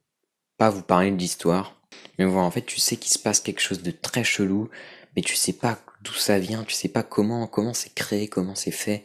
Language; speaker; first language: French; native; French